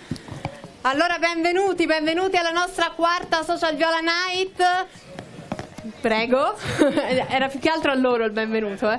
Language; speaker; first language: Italian; native; Italian